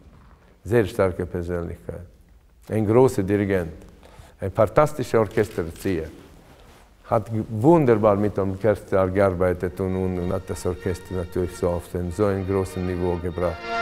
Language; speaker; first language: German; non-native, fluent; Latvian